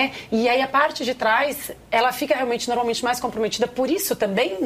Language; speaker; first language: Portuguese; native; Portuguese